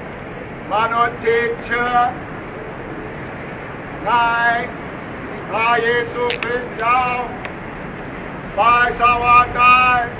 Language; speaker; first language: Thai; non-native, learner; English